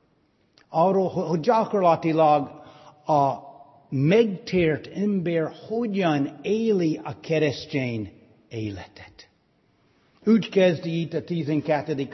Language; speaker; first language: Hungarian; non-native, fluent; English